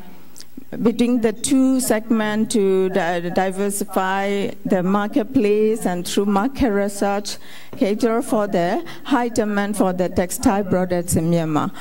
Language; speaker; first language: English; non-native, fluent; Burmese